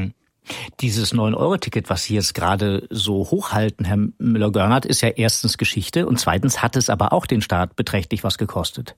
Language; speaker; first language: German; native; German